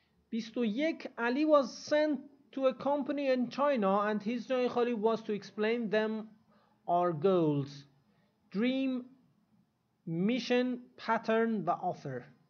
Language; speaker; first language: English; non-native, fluent; Persian